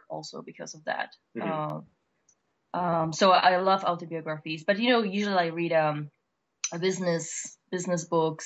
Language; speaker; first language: English; non-native, fluent; Czech